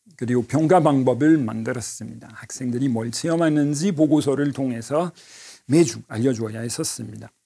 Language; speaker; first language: Korean; non-native, fluent; French